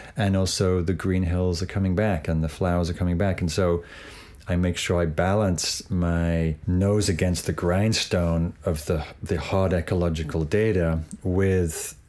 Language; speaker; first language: English; native; English